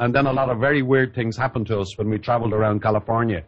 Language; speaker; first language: English; native; English